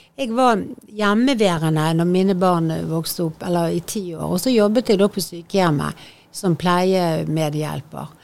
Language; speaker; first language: Norwegian; native; Norwegian